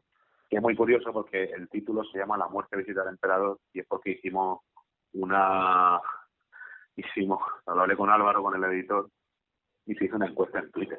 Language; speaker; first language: Spanish; native; Spanish